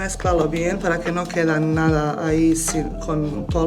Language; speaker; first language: Spanish; non-native, learner; Bosnian